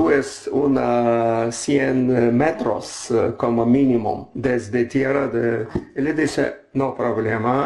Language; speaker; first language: Spanish; non-native, learner; Russian